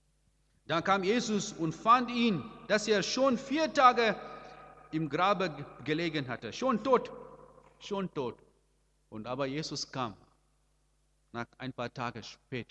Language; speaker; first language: German; non-native, learner; Amharic